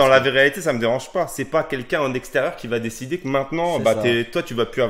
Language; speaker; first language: French; native; French